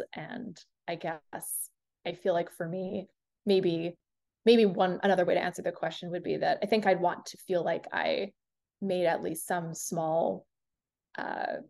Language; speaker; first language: English; native; English